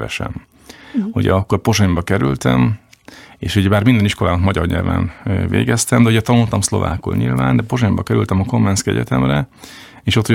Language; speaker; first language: Hungarian; native; Hungarian